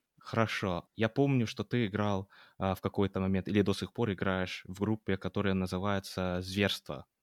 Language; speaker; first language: Russian; non-native, fluent; English